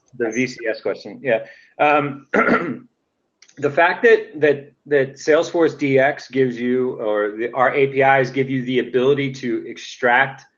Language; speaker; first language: English; native; English